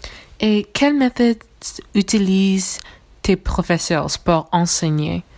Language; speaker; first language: French; non-native, learner; English